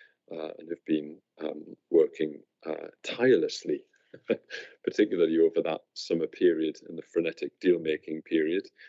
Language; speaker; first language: English; native; English